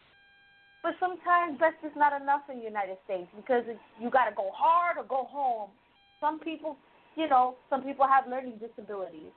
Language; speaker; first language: English; early bilingual, other home language; Spanish